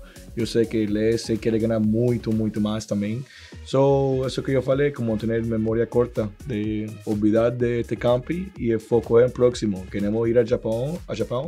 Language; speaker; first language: Portuguese; non-native, learner; Spanish